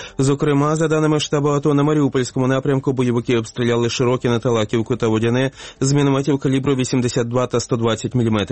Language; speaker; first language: Ukrainian; native; Ukrainian